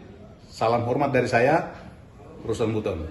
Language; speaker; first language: Indonesian; native; Indonesian